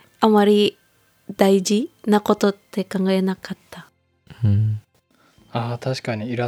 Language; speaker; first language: Japanese; non-native, learner; Indonesian